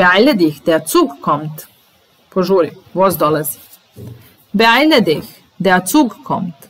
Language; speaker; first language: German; non-native, fluent; Serbian